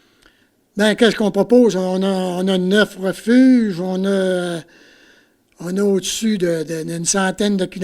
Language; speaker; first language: French; native; French